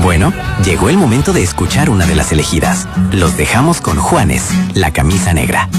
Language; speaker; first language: Spanish; native; Spanish